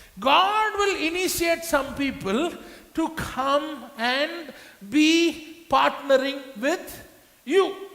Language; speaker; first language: English; non-native, local second language; Tamil